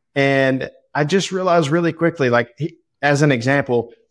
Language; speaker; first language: English; native; English